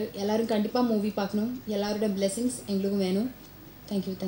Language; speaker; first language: Tamil; non-native, learner; Malayalam